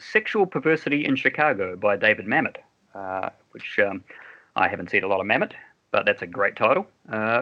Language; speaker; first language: English; native; English